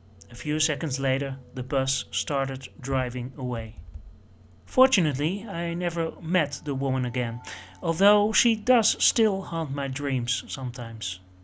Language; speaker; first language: English; non-native, fluent; Dutch